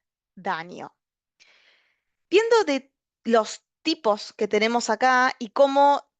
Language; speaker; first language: Spanish; native; Spanish